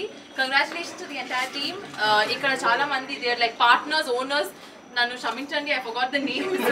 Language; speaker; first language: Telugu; non-native, learner; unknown